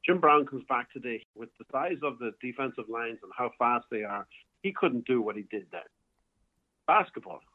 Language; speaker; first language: English; native; English